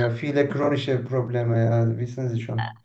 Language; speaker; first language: German; non-native, learner; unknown